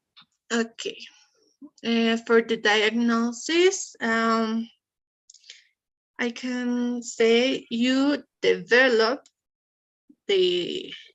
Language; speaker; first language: English; non-native, learner; Spanish